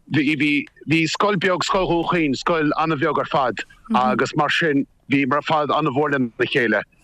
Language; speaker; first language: Irish; native; Irish